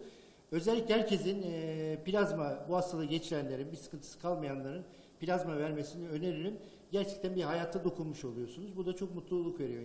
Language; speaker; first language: Turkish; non-native, fluent; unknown